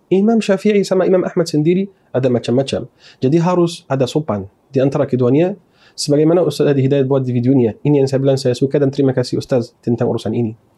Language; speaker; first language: Malay; non-native, fluent; Arabic